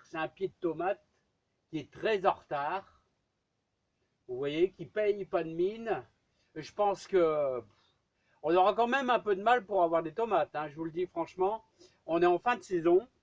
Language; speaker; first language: French; native; French